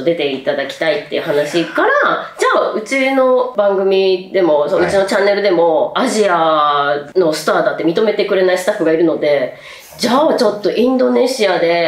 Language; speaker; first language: Japanese; native; Japanese